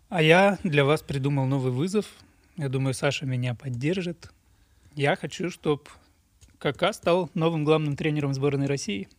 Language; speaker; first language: Russian; native; Russian